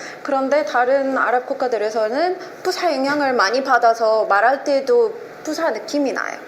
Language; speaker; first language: Korean; non-native, fluent; Arabic